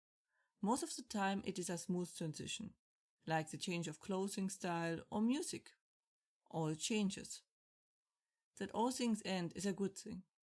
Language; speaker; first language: English; non-native, fluent; German